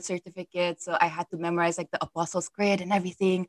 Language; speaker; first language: English; non-native, local second language; Persian